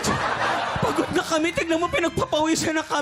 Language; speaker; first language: Filipino; native; Filipino